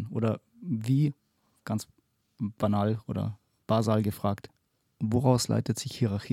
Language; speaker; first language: German; native; German